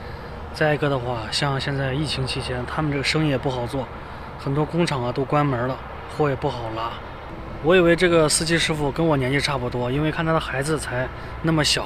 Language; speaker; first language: Chinese; native; Chinese